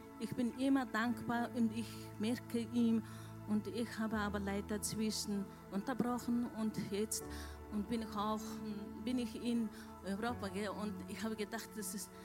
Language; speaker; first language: German; non-native, learner; Mongolian